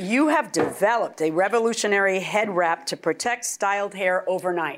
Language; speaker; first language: English; early bilingual, other home language; Spanish